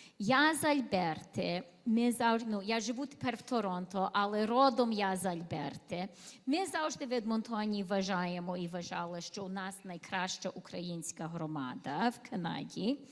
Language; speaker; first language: Ukrainian; early bilingual, heritage; Ukrainian